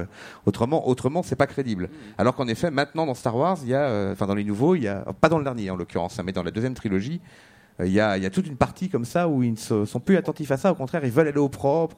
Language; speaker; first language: French; native; French